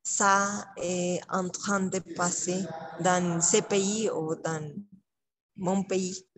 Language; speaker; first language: French; non-native, learner; Spanish